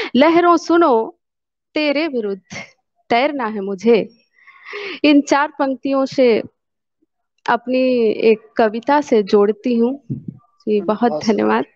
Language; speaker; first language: Hindi; native; Hindi